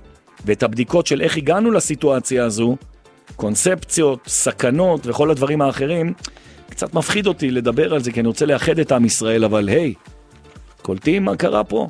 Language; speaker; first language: Hebrew; native; Hebrew